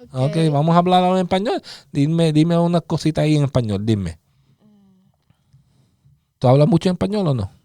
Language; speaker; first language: Spanish; early bilingual, other home language; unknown